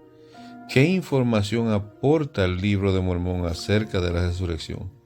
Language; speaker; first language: Spanish; native; Spanish